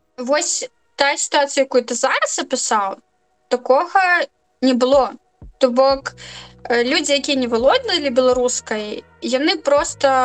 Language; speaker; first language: Belarusian; non-native, local second language; Russian